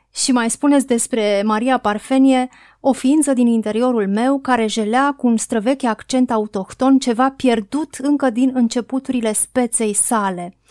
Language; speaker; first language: Romanian; native; Romanian